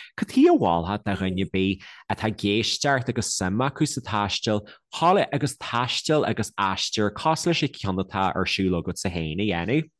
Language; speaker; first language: Irish; native; Irish